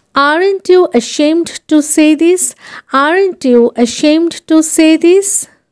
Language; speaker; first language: English; non-native, local second language; Bangla